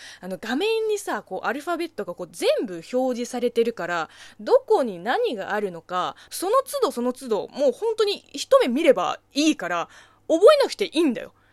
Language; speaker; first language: Japanese; non-native, fluent; Chinese